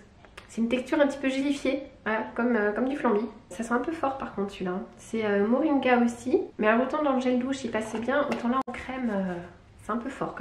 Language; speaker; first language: French; native; French